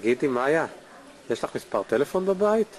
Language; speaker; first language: Hebrew; native; Hebrew